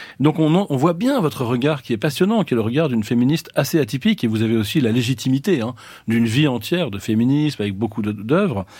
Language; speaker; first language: French; native; French